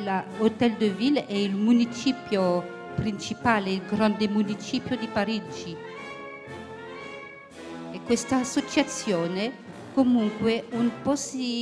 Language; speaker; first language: Italian; early bilingual, heritage; French